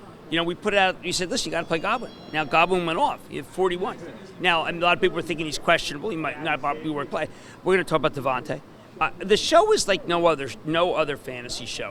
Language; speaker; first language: English; native; English